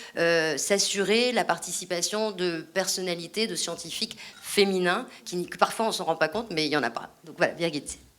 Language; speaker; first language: French; native; French